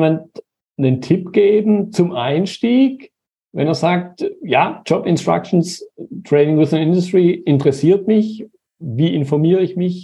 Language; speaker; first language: German; native; German